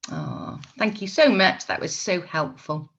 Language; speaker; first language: English; native; English